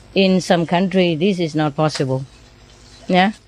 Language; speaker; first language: English; non-native, fluent; Vietnamese